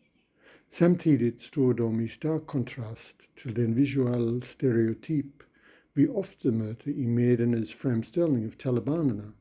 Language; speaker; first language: Swedish; non-native, fluent; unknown